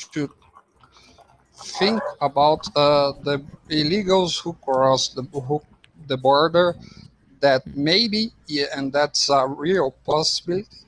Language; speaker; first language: English; non-native, fluent; Portuguese